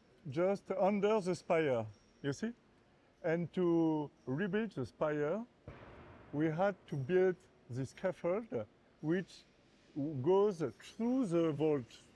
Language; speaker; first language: English; non-native, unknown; French